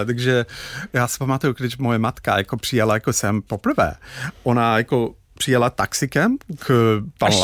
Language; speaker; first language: Czech; non-native, fluent; English